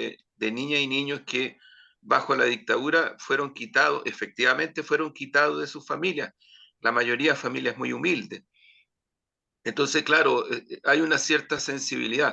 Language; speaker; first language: Spanish; native; Spanish